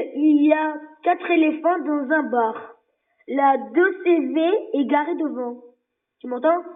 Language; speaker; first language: French; native; French